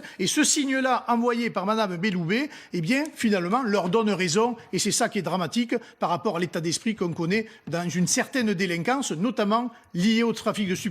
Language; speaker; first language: French; native; French